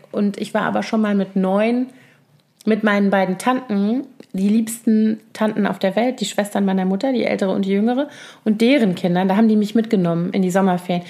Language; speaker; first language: German; native; German